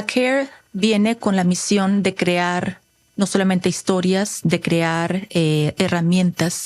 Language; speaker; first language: Spanish; native; Spanish